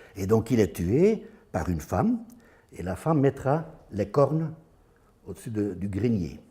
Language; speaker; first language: French; non-native, fluent; Dutch